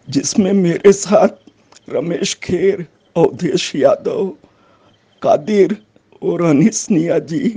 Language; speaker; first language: Hindi; native; Hindi